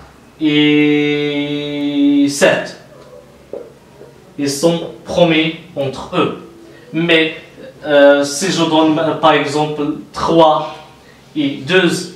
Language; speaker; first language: French; non-native, local second language; Arabic